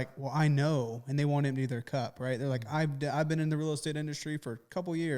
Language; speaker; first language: English; native; English